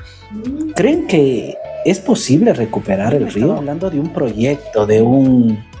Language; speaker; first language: Spanish; native; Spanish